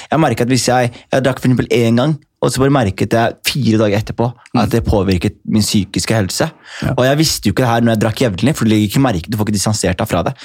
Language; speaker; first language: Norwegian; native; Norwegian